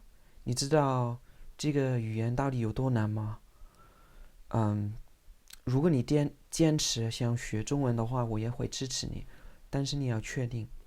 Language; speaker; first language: Chinese; non-native, fluent; English